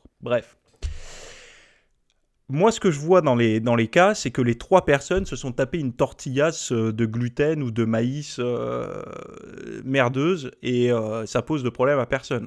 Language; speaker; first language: French; native; French